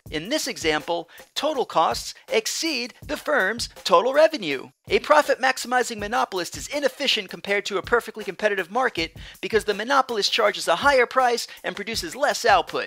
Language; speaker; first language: English; native; English